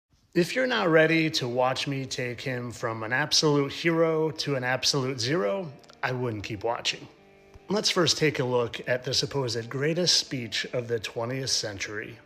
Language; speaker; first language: English; native; English